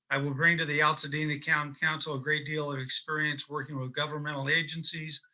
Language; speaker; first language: English; native; English